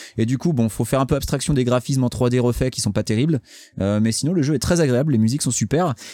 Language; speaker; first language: French; native; French